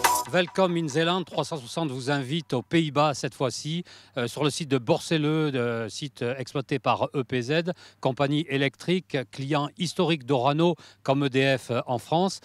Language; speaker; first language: French; native; French